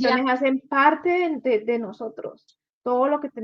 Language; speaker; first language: Spanish; native; Spanish